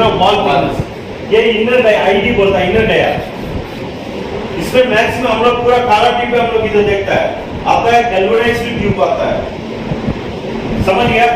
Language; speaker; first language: Hindi; non-native, local second language; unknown